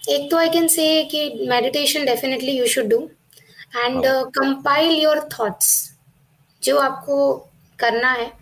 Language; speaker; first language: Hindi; non-native, local second language; Marathi